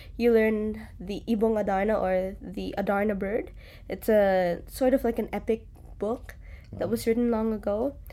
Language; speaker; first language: English; native; English